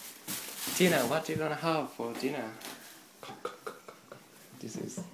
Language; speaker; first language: English; non-native, learner; Japanese